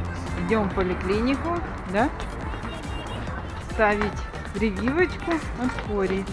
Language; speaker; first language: Russian; native; Russian